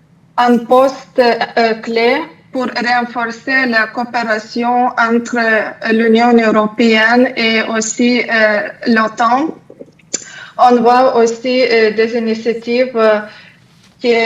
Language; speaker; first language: French; non-native, fluent; Lithuanian